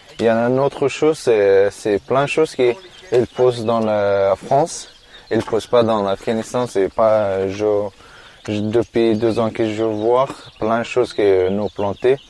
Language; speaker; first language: French; non-native, learner; Persian